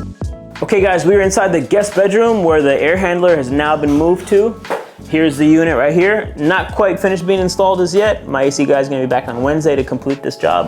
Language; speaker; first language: English; native; English